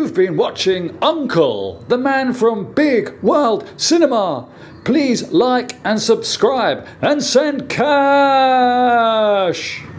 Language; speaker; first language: English; native; English